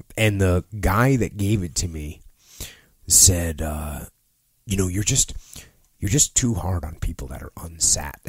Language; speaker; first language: English; native; English